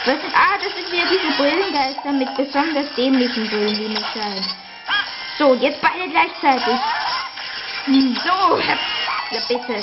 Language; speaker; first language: German; native; German